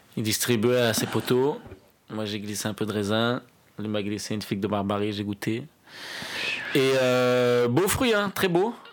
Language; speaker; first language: French; native; French